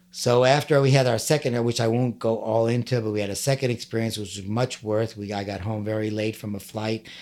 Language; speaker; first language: English; native; English